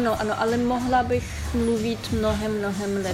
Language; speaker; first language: Czech; non-native, fluent; Ukrainian